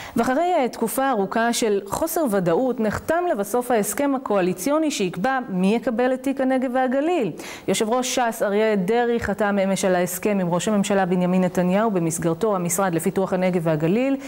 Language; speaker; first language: Hebrew; native; Hebrew